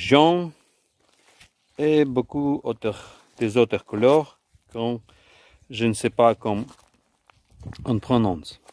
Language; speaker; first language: French; non-native, learner; Ukrainian